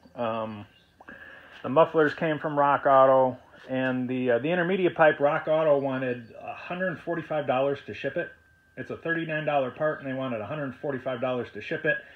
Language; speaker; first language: English; native; English